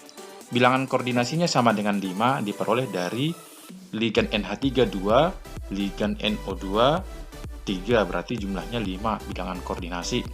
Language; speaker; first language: Indonesian; native; Indonesian